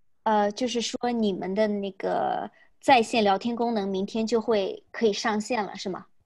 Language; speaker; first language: Chinese; native; Chinese